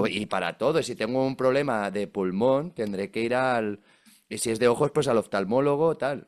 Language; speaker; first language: Spanish; native; Spanish